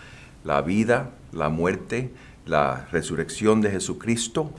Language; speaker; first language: Spanish; early bilingual, heritage; Spanish